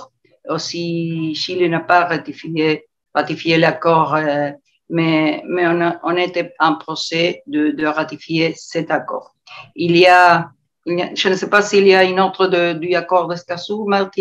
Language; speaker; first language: French; non-native, learner; Spanish